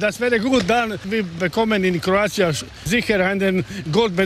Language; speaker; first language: German; non-native, learner; Croatian